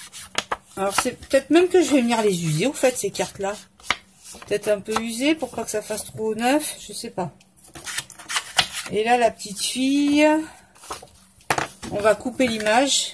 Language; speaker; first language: French; native; French